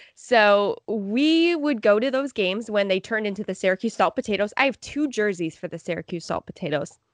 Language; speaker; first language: English; native; English